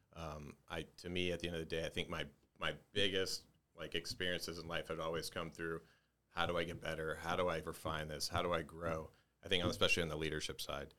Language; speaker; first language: English; native; English